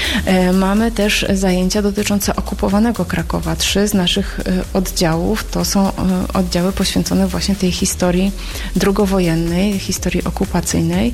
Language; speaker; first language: Polish; native; Polish